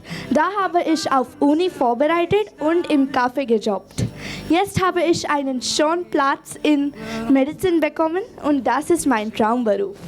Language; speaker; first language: German; non-native, learner; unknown